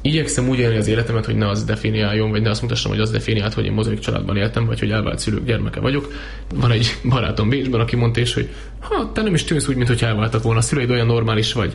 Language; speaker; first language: Hungarian; native; Hungarian